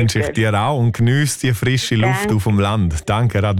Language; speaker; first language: German; native; German